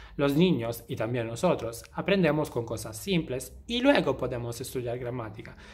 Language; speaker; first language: Spanish; non-native, fluent; Italian